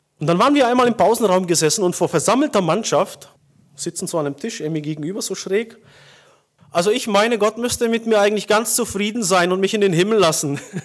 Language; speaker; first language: German; native; German